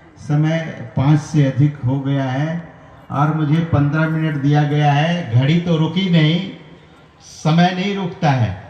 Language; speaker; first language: Hindi; native; Hindi